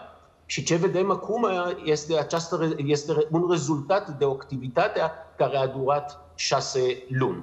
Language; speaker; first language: Romanian; non-native, learner; Hebrew